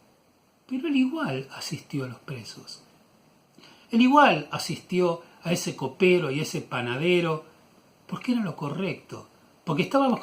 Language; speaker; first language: Spanish; native; Spanish